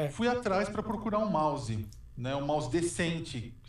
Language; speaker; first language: Portuguese; native; Portuguese